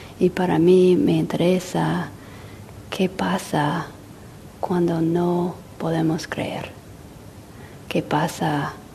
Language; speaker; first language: Spanish; non-native, fluent; English